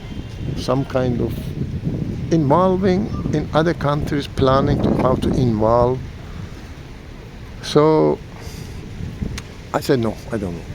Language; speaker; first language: English; non-native, learner; Persian